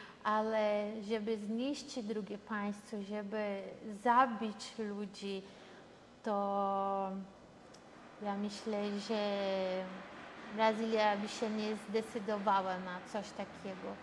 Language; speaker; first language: Polish; early bilingual, heritage; Portuguese